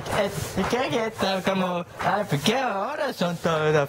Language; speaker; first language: Spanish; early bilingual, heritage; Spanish